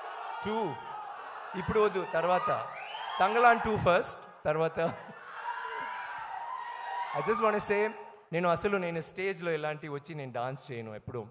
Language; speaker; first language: Telugu; non-native, learner; Tamil